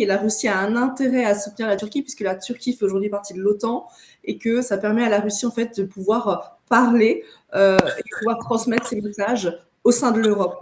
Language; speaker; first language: French; native; French